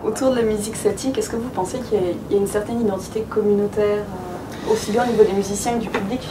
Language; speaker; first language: French; native; French